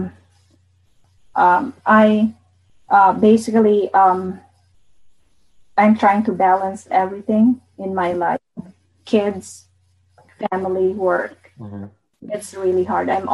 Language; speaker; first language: English; non-native, local second language; Bikol